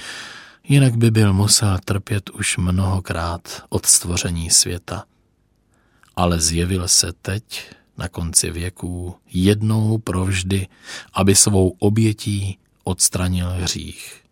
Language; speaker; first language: Czech; native; Czech